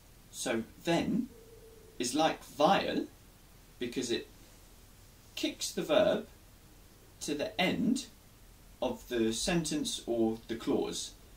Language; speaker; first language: English; native; English